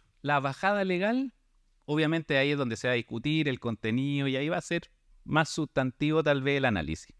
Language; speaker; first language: Spanish; native; Spanish